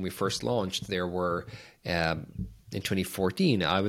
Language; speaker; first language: English; native; English